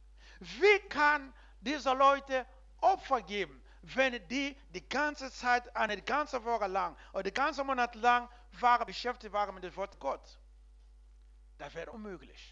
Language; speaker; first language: German; non-native, learner; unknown